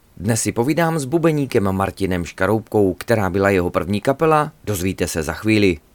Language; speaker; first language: Czech; native; Czech